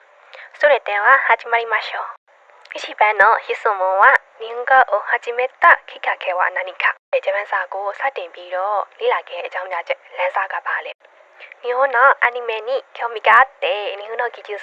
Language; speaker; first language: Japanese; non-native, learner; Burmese